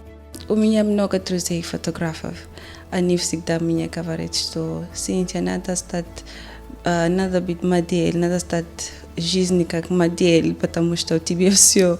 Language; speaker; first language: Russian; non-native, learner; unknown